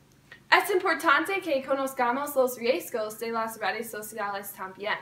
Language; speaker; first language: Spanish; non-native, learner; English